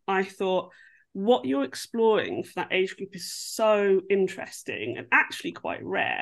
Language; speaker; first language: English; native; English